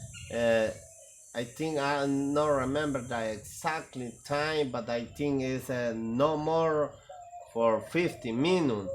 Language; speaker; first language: English; non-native, learner; Spanish